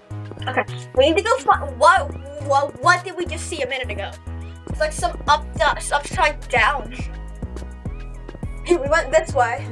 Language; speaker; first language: English; native; English